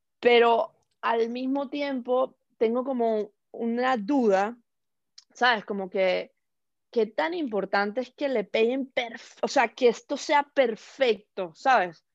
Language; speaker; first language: Spanish; native; Spanish